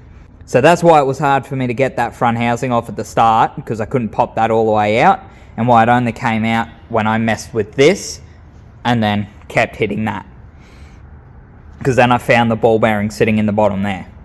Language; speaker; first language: English; native; English